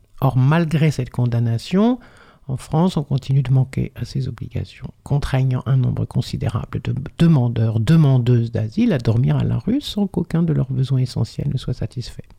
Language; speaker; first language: French; native; French